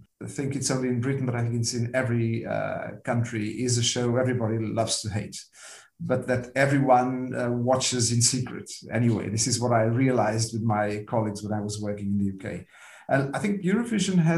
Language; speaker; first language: English; non-native, fluent; Portuguese